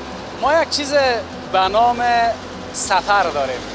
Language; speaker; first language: Persian; native; Persian